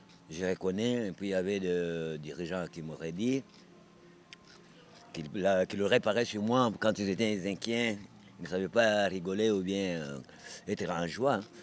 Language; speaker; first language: French; non-native, local second language; Kinyarwanda